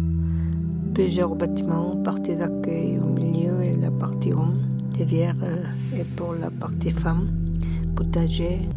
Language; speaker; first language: French; non-native, learner; Korean